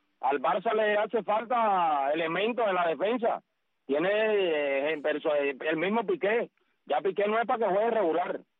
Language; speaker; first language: Spanish; native; Spanish